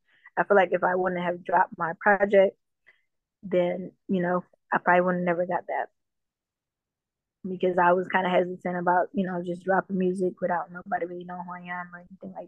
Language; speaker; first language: English; native; English